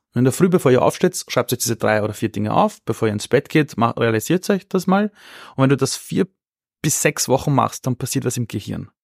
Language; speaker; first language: German; early bilingual, other home language; Persian